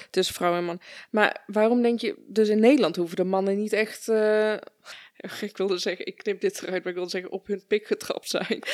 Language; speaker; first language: Dutch; early bilingual, other home language; Persian